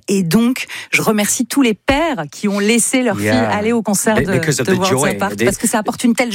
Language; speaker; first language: French; native; French